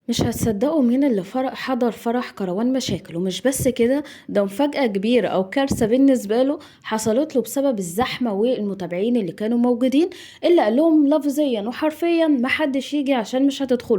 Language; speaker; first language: Arabic; native; Arabic